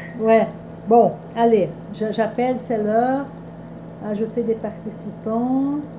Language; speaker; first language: French; non-native, fluent; Portuguese